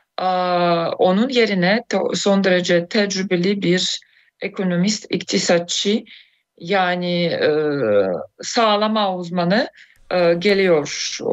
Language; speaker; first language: Turkish; non-native, fluent; Russian